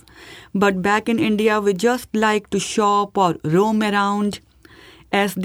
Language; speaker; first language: English; non-native, local second language; Hindi